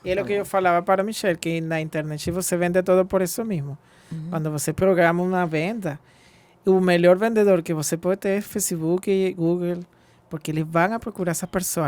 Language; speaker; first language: Portuguese; non-native, fluent; Spanish